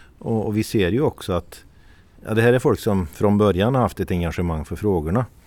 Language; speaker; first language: Swedish; native; Swedish